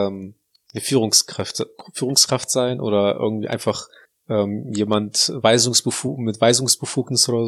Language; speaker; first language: German; native; German